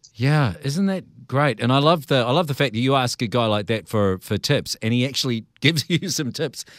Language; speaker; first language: English; native; English